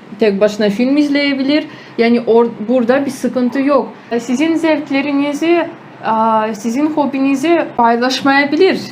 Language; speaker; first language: Turkish; non-native, fluent; Ukrainian